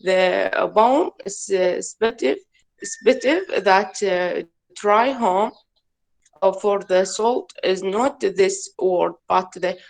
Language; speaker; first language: English; non-native, learner; Arabic